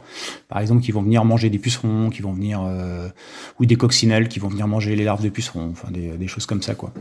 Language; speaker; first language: French; native; French